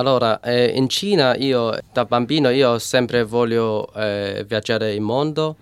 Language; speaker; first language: Italian; non-native, learner; Cantonese